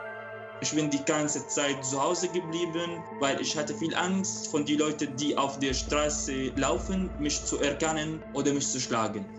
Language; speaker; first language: German; non-native, local second language; Arabic